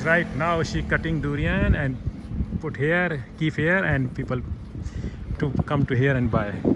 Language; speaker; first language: English; non-native, learner; Urdu